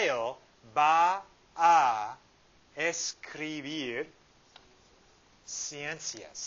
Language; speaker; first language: Spanish; non-native, fluent; English